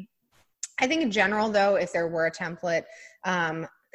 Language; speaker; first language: English; native; English